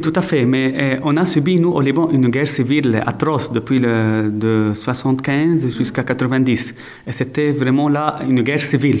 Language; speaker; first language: French; non-native, local second language; Arabic